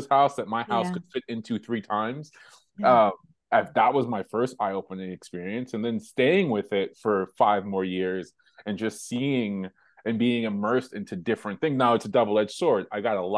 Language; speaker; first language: English; native; English